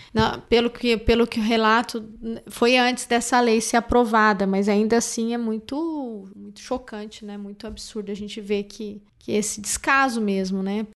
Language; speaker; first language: Portuguese; native; Portuguese